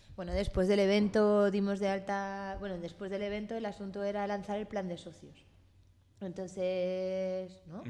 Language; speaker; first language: Spanish; native; Spanish